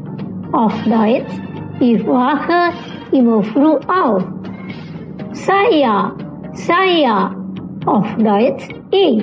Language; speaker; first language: German; non-native, learner; Indonesian